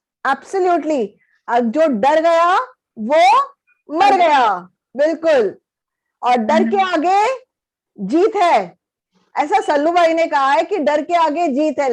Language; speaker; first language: Hindi; native; Hindi